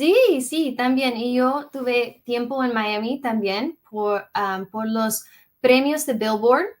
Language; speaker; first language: Spanish; early bilingual, heritage; English